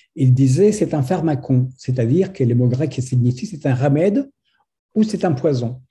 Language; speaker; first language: French; non-native, fluent; Spanish